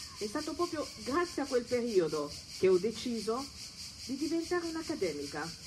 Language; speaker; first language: Italian; non-native, fluent; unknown